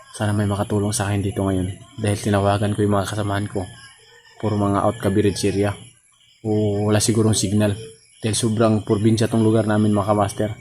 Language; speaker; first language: Filipino; non-native, local second language; Cebuano